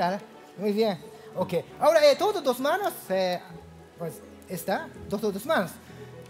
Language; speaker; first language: Spanish; non-native, learner; Japanese